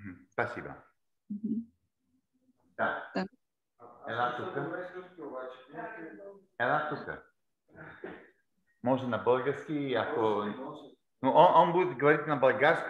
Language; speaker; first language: Russian; non-native, learner; Bulgarian